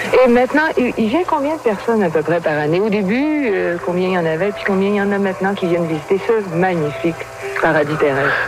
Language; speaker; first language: French; native; French